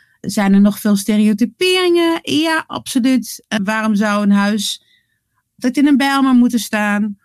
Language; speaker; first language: Dutch; native; Dutch